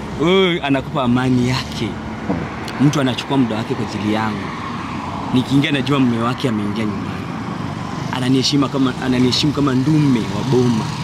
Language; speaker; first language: Swahili; non-native, local second language; Luo (Kenya and Tanzania)